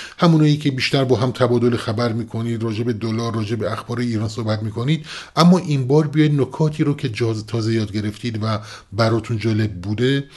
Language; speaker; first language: Persian; non-native, local second language; Kurdish